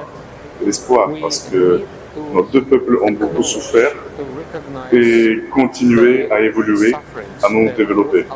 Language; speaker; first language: French; non-native, fluent; Ukrainian